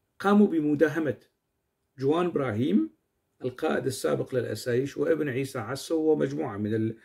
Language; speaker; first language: Arabic; non-native, local second language; Kurdish